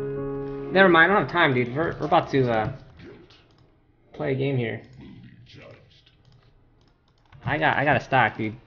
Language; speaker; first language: English; native; English